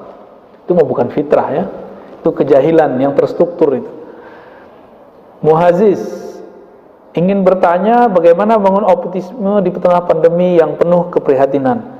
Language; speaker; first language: Indonesian; native; Indonesian